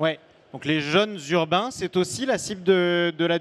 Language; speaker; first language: French; native; French